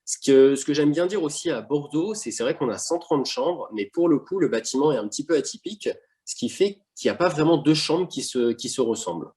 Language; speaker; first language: French; native; French